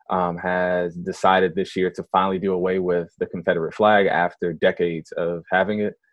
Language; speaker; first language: English; native; English